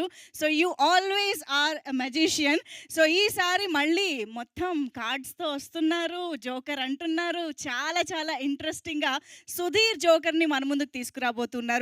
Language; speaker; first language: Telugu; native; Telugu